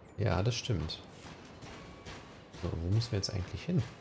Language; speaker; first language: German; native; German